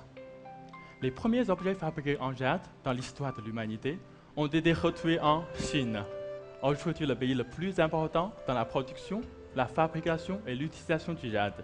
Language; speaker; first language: French; non-native, fluent; Chinese